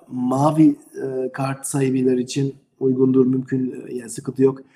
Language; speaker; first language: Turkish; non-native, learner; German